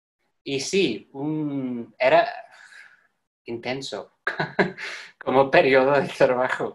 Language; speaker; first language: Spanish; non-native, fluent; English